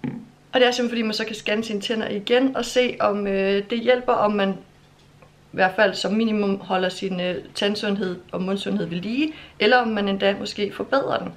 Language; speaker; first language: Danish; native; Danish